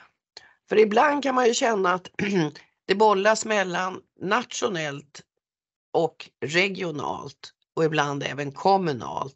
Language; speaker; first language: Swedish; native; Swedish